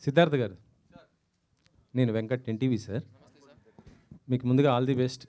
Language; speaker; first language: Telugu; native; Telugu